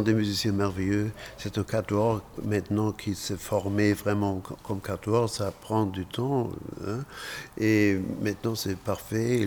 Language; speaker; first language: French; non-native, fluent; German